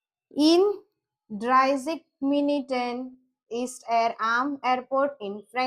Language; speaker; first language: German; non-native, learner; Gujarati